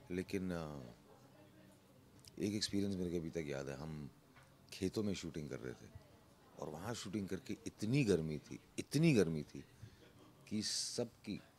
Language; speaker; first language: Hindi; native; Hindi